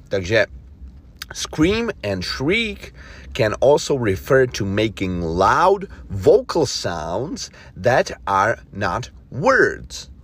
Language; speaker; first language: English; non-native, fluent; Czech